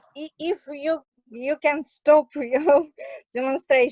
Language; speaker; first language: English; non-native, learner; Russian